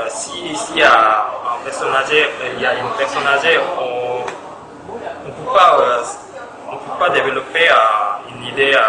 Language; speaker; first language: French; non-native, fluent; Korean